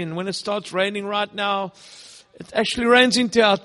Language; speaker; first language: English; non-native, local second language; Afrikaans